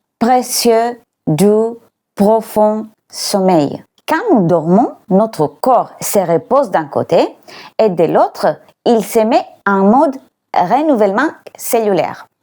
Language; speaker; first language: French; non-native, fluent; Greek